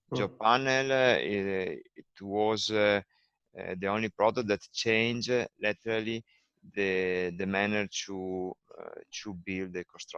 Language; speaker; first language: English; non-native, learner; Italian